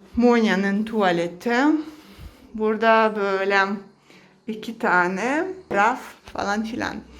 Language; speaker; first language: Turkish; non-native, fluent; Russian